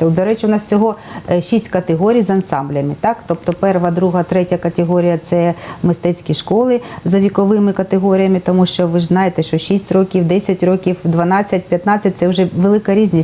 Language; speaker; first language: Ukrainian; native; Ukrainian